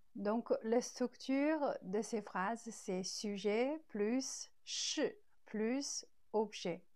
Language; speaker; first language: French; non-native, fluent; Chinese